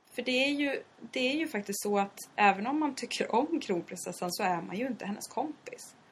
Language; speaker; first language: Swedish; native; Swedish